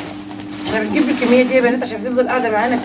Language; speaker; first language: Arabic; native; Arabic